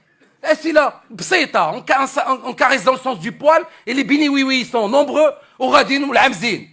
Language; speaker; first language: Arabic; native; Arabic